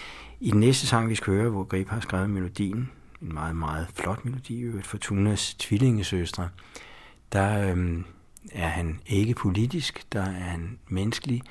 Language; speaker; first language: Danish; native; Danish